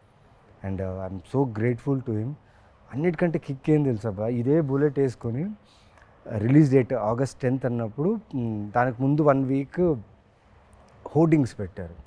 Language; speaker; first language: Telugu; native; Telugu